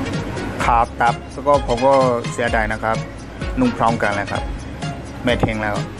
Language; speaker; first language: Thai; non-native, fluent; Burmese